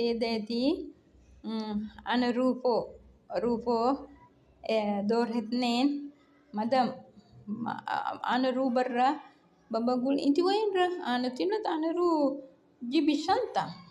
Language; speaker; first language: Arabic; non-native, learner; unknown